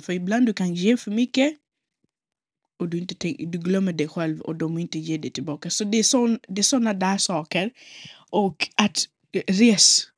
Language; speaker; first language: Swedish; non-native, local second language; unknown